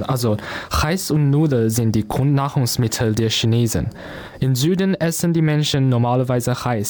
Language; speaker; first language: German; non-native, learner; Chinese